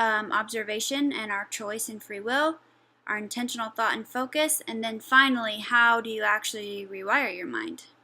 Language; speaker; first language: English; native; English